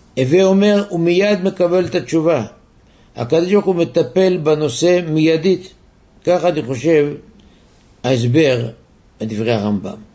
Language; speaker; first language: Hebrew; native; Hebrew